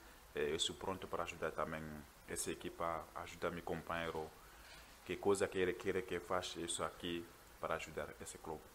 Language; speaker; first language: Portuguese; non-native, learner; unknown